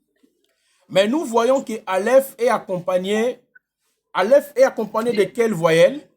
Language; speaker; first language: French; non-native, local second language; Lingala